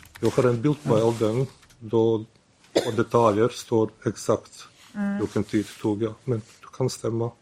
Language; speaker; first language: Swedish; non-native, learner; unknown